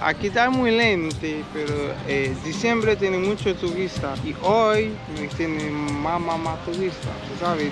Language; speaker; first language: Spanish; non-native, learner; Haitian Creole